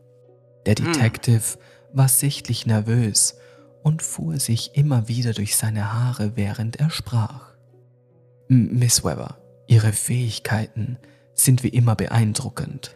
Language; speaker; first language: German; native; German